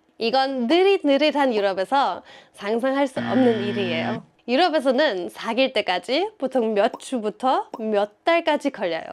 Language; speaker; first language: Korean; non-native, fluent; German